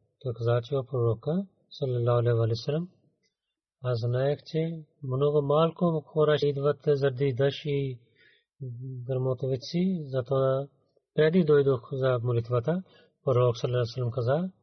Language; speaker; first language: Bulgarian; non-native, learner; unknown